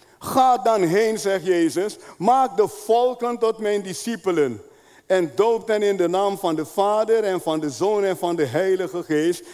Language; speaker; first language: Dutch; non-native, fluent; Spanish